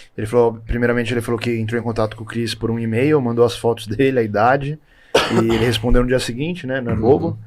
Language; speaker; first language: Portuguese; native; Portuguese